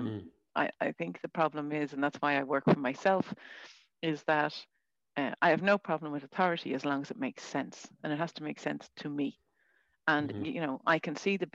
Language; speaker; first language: English; native; English